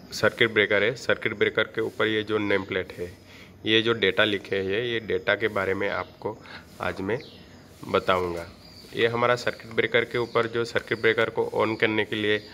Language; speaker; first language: Hindi; non-native, local second language; Gujarati